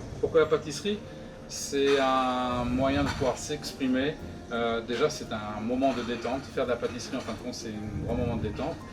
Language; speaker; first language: French; native; French